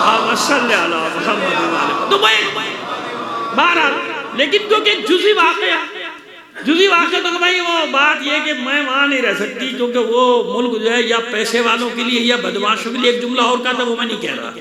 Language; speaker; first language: Urdu; native; Urdu